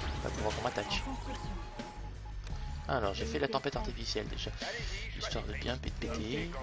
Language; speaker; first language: French; native; French